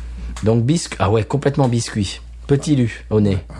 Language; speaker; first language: French; native; French